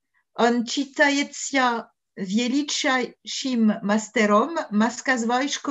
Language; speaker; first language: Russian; non-native, learner; French